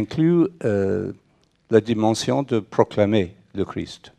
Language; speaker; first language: French; non-native, fluent; English